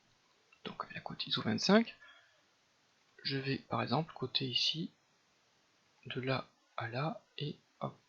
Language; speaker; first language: French; native; French